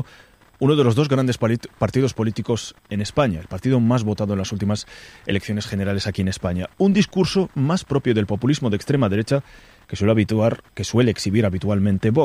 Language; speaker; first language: Spanish; native; Spanish